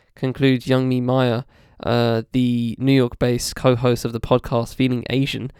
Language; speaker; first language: English; native; English